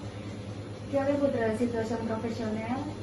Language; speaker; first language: French; non-native, learner; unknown